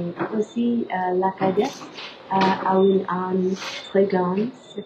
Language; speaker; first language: French; non-native, learner; English